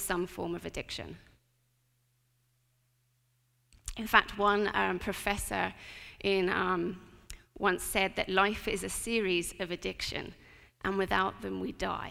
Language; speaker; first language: English; native; English